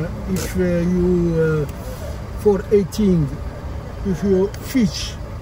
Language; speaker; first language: English; non-native, learner; Arabic